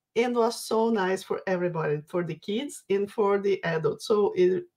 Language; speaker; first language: English; non-native, fluent; Portuguese